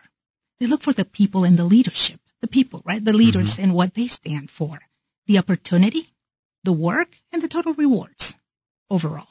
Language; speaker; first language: English; non-native, fluent; Spanish